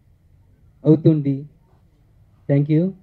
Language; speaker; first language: Telugu; early bilingual, heritage; Telugu